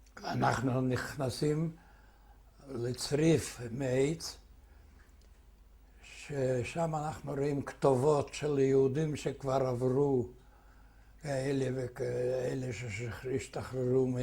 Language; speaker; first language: Hebrew; non-native, fluent; Yiddish